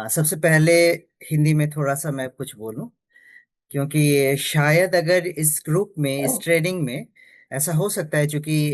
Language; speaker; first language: Hindi; non-native, local second language; Bangla